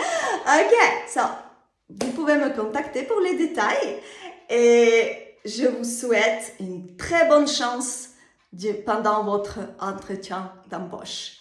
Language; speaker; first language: French; non-native, fluent; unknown